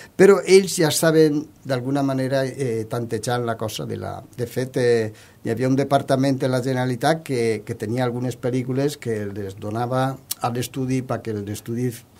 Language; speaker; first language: Catalan; non-native, local second language; Spanish